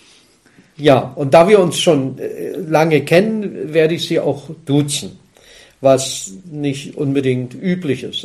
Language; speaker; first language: German; native; German